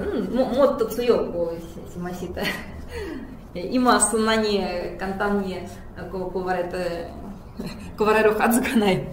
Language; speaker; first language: Japanese; non-native, fluent; Russian